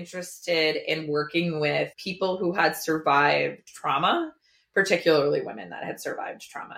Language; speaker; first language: English; native; English